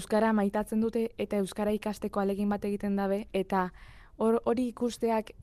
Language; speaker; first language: Basque; early bilingual, other home language; Spanish